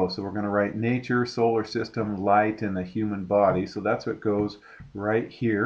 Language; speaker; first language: English; native; English